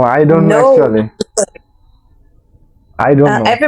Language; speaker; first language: English; non-native, local second language; Bangla